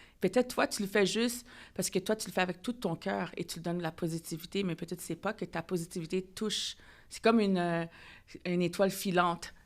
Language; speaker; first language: French; native; French